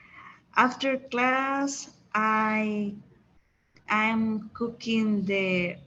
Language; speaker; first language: English; non-native, learner; Spanish